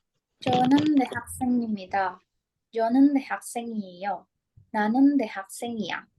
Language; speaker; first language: Korean; non-native, learner; Indonesian